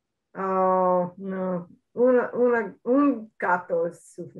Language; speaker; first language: Spanish; non-native, learner; English